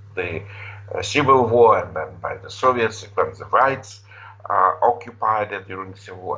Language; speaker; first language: English; non-native, fluent; Romanian